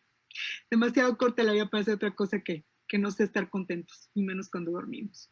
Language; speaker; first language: Spanish; native; Spanish